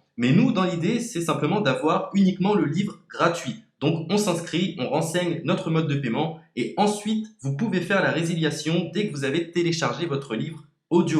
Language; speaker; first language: French; native; French